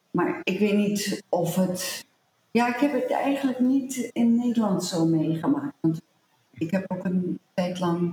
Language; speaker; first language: Dutch; early bilingual, heritage; Dutch